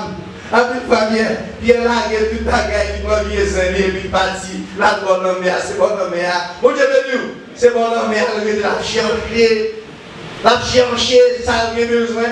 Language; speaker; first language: French; non-native, learner; Haitian Creole